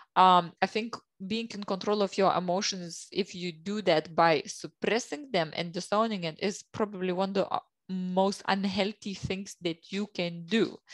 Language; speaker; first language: English; non-native, fluent; Lithuanian